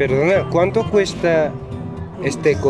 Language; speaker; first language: Spanish; non-native, fluent; Korean